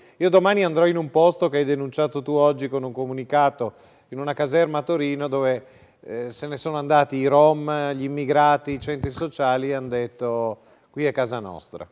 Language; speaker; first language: Italian; native; Italian